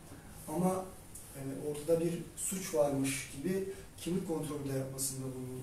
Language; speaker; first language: Turkish; native; Turkish